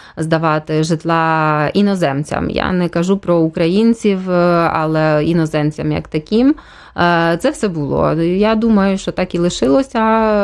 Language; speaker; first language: Ukrainian; native; Ukrainian